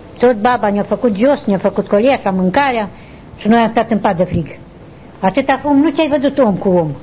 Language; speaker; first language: Romanian; native; Romanian